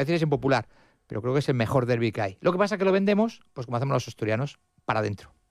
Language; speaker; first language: Spanish; native; Spanish